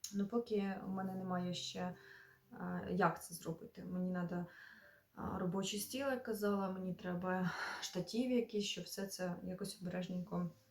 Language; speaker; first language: Ukrainian; non-native, local second language; Russian